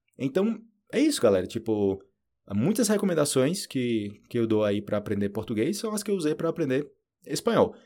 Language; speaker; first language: Portuguese; native; Portuguese